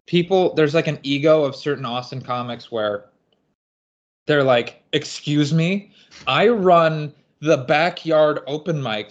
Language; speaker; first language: English; native; English